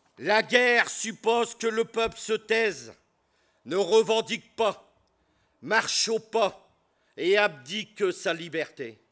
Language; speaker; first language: French; native; French